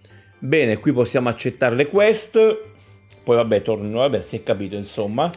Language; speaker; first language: Italian; native; Italian